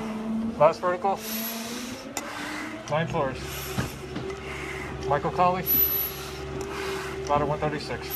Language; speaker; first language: English; native; English